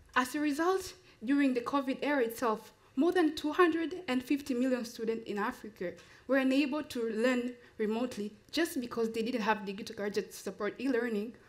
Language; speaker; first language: English; non-native, local second language; Swahili